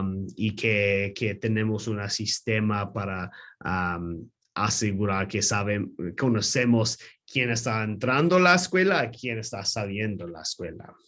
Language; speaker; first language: Spanish; non-native, learner; English